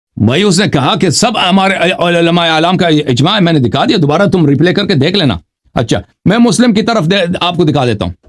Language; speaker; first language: Urdu; non-native, fluent; Persian